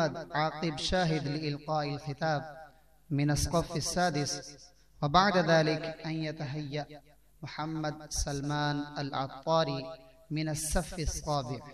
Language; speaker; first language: Arabic; non-native, learner; Urdu